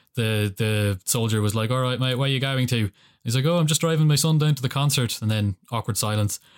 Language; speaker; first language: English; native; English